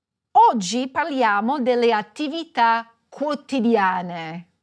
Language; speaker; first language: Italian; non-native, fluent; English